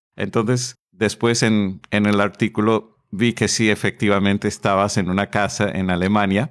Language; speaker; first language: Spanish; non-native, fluent; English